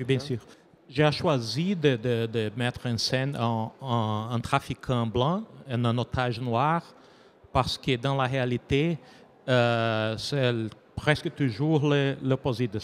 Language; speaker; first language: French; non-native, learner; Portuguese